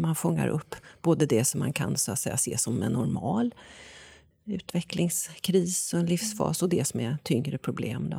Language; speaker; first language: Swedish; native; Swedish